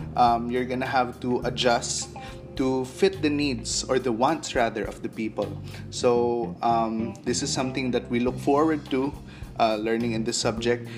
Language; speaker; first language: English; non-native, local second language; Cebuano